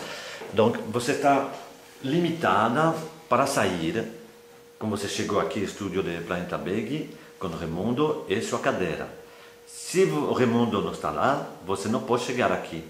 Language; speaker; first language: Portuguese; non-native, fluent; French